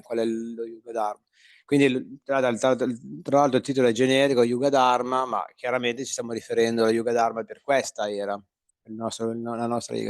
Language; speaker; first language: Italian; native; Italian